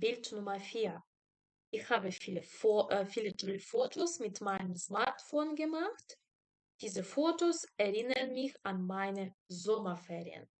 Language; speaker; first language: German; non-native, fluent; Ukrainian